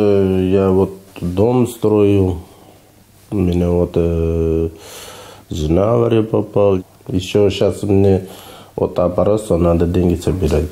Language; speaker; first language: Russian; non-native, learner; Uzbek